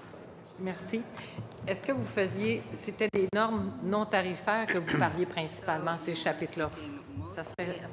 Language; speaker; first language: French; native; French